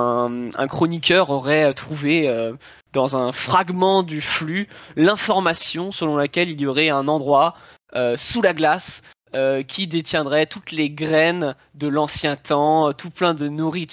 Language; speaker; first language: French; native; French